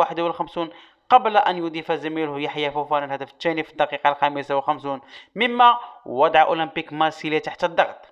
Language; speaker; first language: Arabic; native; Arabic